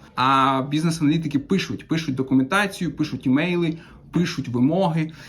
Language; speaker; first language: Ukrainian; non-native, local second language; Russian